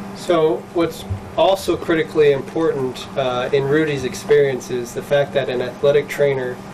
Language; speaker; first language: English; early bilingual, other home language; Spanish